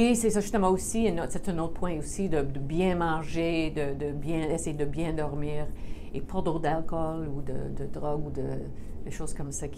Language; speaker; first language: French; non-native, local second language; English